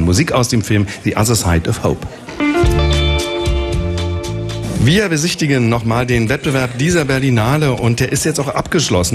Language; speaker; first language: German; native; German